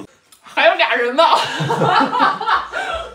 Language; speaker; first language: Chinese; native; Chinese